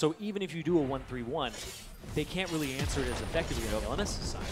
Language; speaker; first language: English; native; English